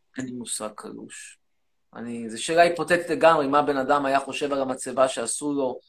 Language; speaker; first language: Hebrew; native; Hebrew